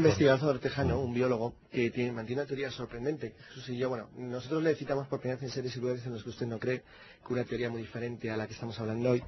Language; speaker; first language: Spanish; native; Spanish